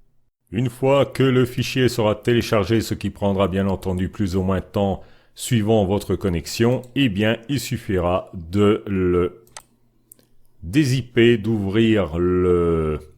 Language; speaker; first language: French; native; French